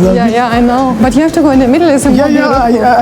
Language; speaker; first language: English; non-native, learner; German